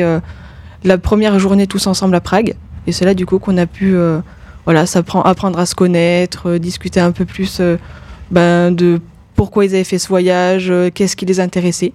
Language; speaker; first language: French; native; French